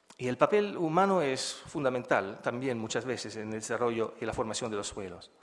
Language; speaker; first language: Spanish; non-native, fluent; Italian